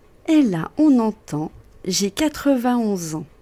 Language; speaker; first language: French; native; French